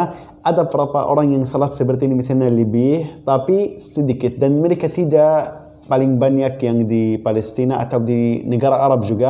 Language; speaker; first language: Indonesian; non-native, learner; Arabic